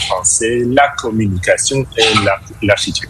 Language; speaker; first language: French; non-native, fluent; English